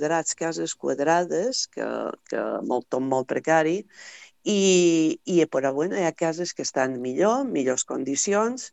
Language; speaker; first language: Catalan; native; Catalan